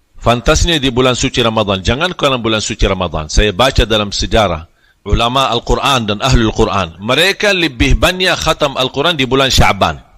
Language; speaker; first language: Malay; non-native, fluent; Arabic